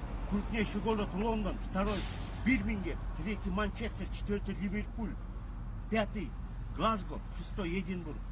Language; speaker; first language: Russian; non-native, local second language; Kyrgyz